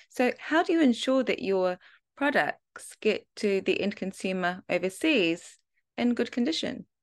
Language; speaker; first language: English; native; English